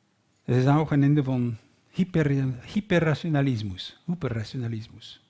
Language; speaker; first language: German; non-native, learner; Dutch